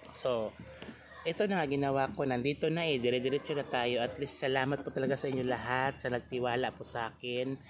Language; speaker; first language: Filipino; non-native, local second language; Cebuano